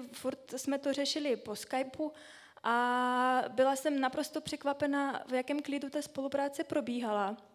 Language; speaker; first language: Czech; non-native, fluent; Russian